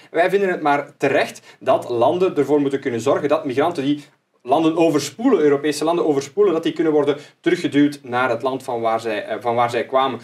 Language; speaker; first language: Dutch; native; Dutch